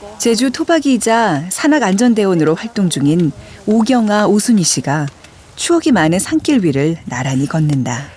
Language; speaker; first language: Korean; native; Korean